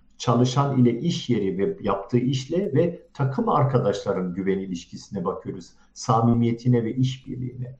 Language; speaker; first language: Turkish; early bilingual, heritage; Turkish